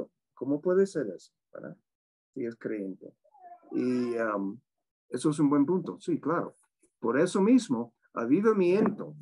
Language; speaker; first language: Spanish; non-native, fluent; English